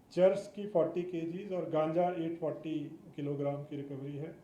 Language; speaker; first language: Hindi; non-native, local second language; Punjabi